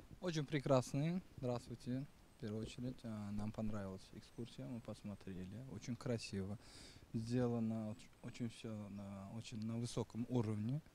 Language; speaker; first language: Russian; non-native, local second language; Uzbek